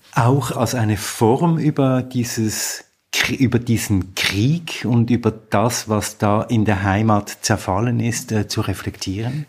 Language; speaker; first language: German; native; German